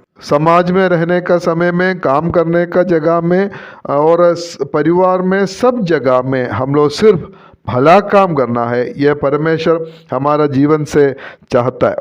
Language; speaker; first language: Hindi; non-native, local second language; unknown